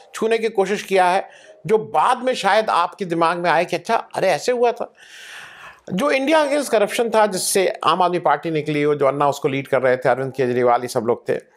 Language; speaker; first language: Hindi; native; Hindi